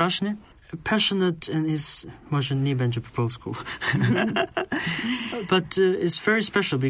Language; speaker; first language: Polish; non-native, learner; Chinese